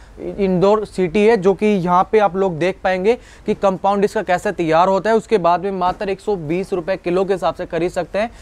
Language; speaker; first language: Hindi; native; Hindi